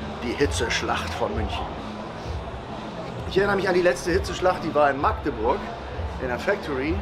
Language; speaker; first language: German; native; German